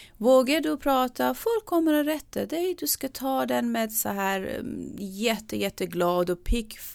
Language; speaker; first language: Swedish; non-native, fluent; Persian